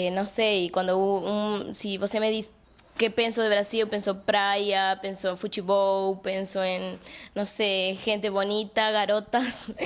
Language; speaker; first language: Portuguese; non-native, learner; Spanish